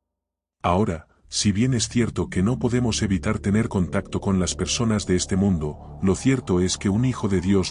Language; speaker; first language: Spanish; native; Spanish